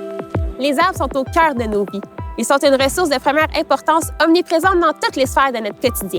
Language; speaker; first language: French; native; French